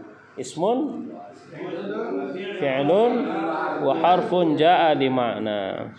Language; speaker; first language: Arabic; non-native, fluent; Indonesian